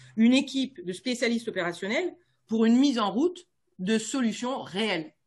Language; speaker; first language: French; native; French